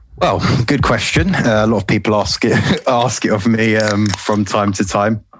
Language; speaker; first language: English; native; English